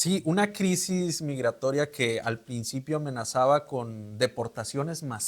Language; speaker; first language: Spanish; native; Spanish